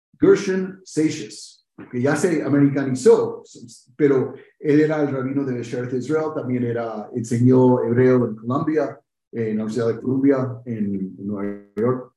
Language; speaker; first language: Spanish; early bilingual, heritage; Spanish